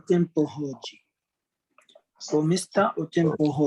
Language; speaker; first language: Portuguese; non-native, learner; Arabic